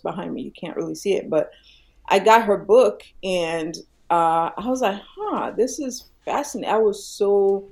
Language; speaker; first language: English; non-native, local second language; Yoruba